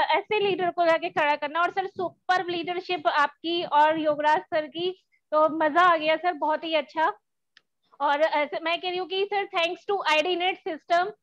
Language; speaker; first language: Hindi; native; Hindi